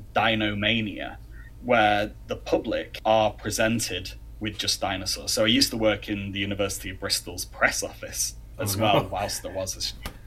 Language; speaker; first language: English; native; English